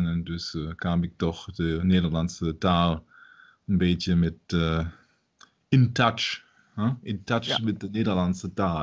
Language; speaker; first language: Dutch; non-native, local second language; German